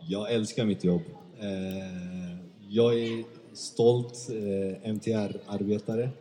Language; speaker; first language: Swedish; early bilingual, other home language; Turkish